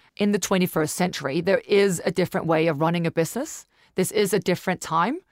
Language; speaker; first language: English; non-native, fluent; Danish